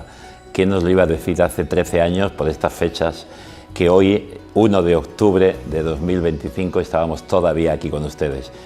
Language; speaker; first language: Spanish; native; Spanish